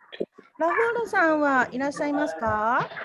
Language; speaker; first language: Japanese; non-native, fluent; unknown